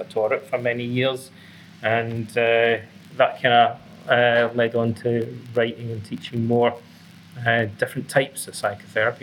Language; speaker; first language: English; native; English